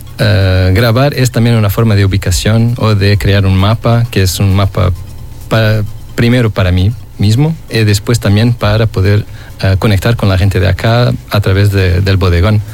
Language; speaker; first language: Spanish; non-native, fluent; Portuguese